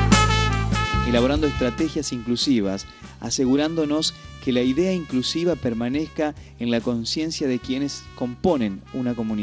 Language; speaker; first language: Spanish; native; Spanish